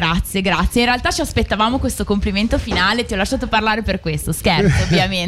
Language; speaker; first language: Italian; native; Italian